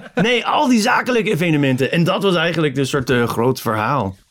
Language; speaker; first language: Dutch; non-native, fluent; English